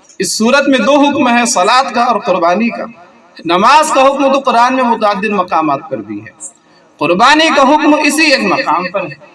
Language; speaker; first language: Urdu; native; Urdu